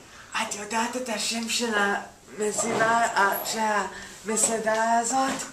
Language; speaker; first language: Hebrew; non-native, learner; English